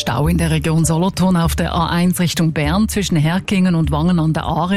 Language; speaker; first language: German; native; German